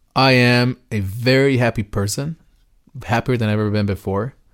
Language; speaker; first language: English; early bilingual, other home language; Spanish